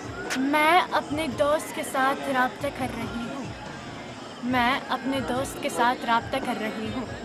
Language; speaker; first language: Hindi; non-native, fluent; Arabic